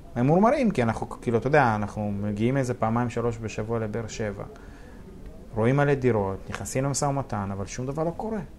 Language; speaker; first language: Hebrew; early bilingual, other home language; Russian